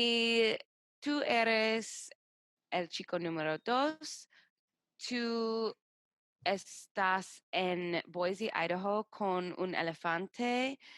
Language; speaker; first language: Spanish; non-native, learner; English